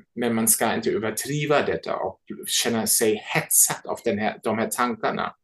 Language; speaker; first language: Swedish; non-native, fluent; German